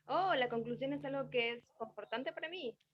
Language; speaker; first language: Spanish; native; Spanish